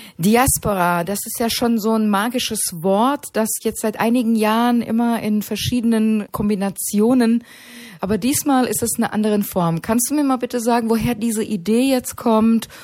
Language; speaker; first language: German; native; German